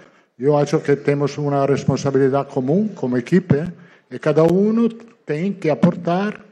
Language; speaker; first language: Portuguese; non-native, learner; Italian